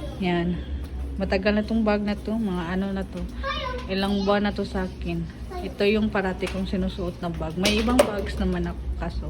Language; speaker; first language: Filipino; non-native, local second language; Cebuano